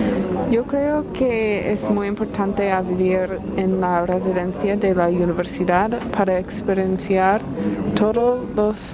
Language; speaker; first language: Spanish; non-native, learner; English